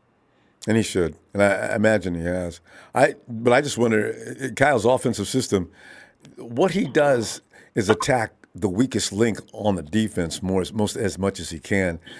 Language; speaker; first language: English; native; English